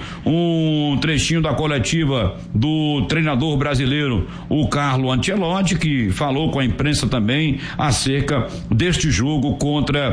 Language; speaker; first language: Portuguese; native; Portuguese